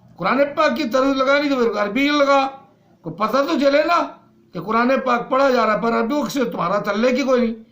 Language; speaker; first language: Urdu; non-native, local second language; Punjabi